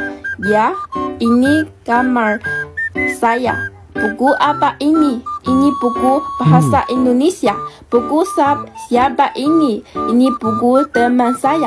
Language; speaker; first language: Indonesian; non-native, learner; Chinese